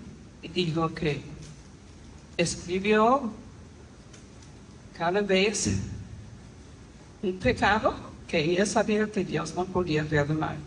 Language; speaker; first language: Spanish; non-native, fluent; English